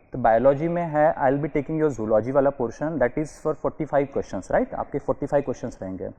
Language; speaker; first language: Hindi; non-native, fluent; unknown